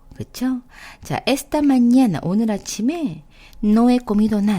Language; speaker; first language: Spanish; non-native, fluent; Korean